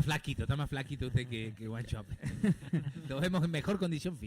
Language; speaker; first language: Spanish; native; Spanish